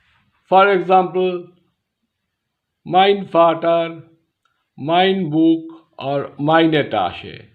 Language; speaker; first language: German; non-native, fluent; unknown